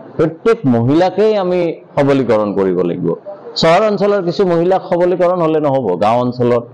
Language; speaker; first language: Assamese; native; Assamese